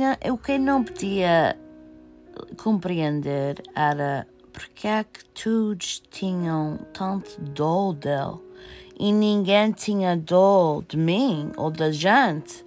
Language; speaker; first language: Portuguese; early bilingual, heritage; Portuguese